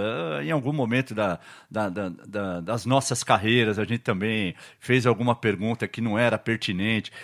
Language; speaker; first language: Portuguese; native; Portuguese